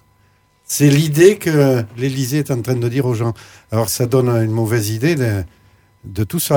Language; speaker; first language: French; native; French